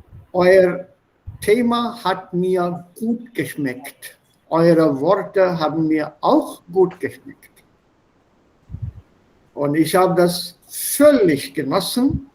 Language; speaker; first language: German; non-native, fluent; Hindi